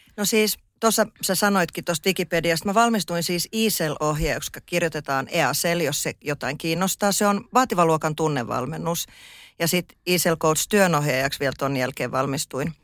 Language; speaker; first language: Finnish; native; Finnish